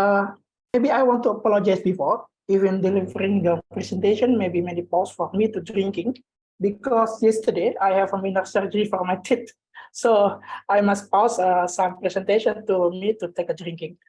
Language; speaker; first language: English; non-native, learner; Indonesian